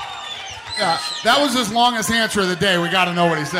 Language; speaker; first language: English; native; English